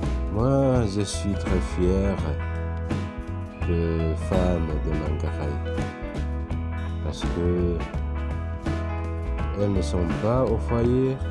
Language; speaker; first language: French; non-native, fluent; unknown